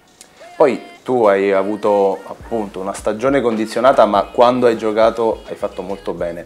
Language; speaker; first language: Italian; native; Italian